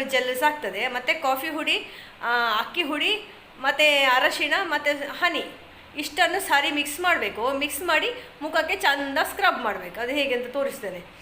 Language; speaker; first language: Kannada; non-native, local second language; Tulu